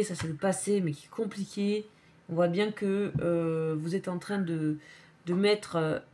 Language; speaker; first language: French; native; French